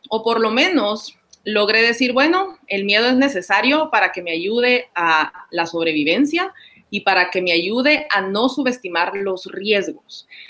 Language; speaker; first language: Spanish; native; Spanish